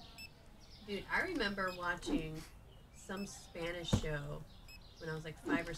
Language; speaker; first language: English; native; English